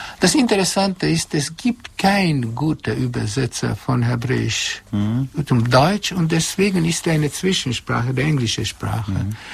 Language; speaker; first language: German; non-native, fluent; Hungarian